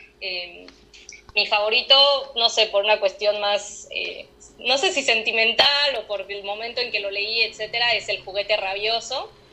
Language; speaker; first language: Spanish; native; Spanish